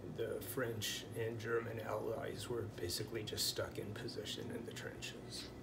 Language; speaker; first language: English; native; English